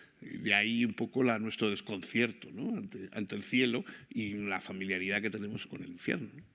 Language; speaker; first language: Spanish; native; Spanish